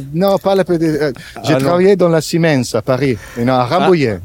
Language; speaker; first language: French; non-native, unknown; Italian